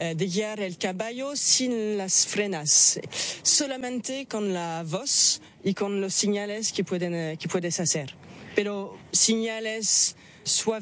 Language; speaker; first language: Spanish; non-native, fluent; French